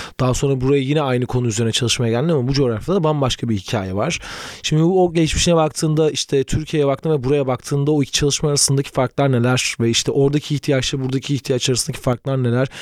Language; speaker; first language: Turkish; native; Turkish